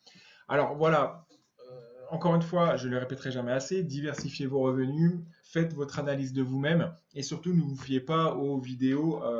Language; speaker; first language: French; native; French